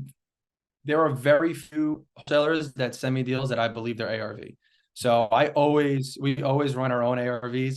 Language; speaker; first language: English; native; English